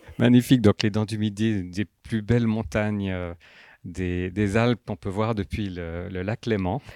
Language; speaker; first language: French; native; French